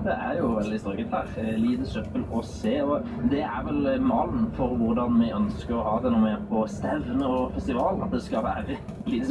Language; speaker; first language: Norwegian; native; Norwegian